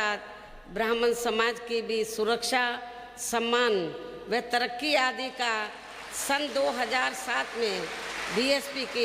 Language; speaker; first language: Hindi; native; Hindi